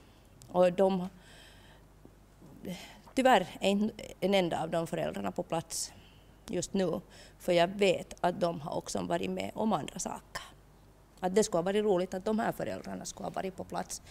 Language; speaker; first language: Swedish; non-native, local second language; Finnish